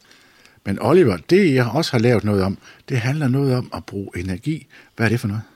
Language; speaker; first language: Danish; native; Danish